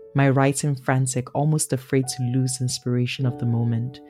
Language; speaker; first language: English; non-native, local second language; Igbo